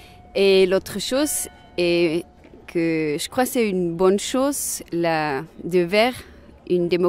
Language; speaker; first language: French; non-native, local second language; Swiss German